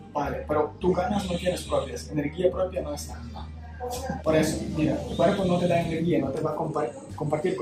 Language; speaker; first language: Spanish; non-native, learner; Ukrainian